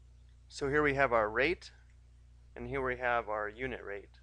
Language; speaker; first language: English; native; English